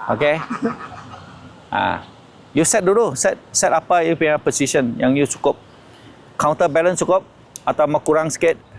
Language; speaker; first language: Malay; non-native, local second language; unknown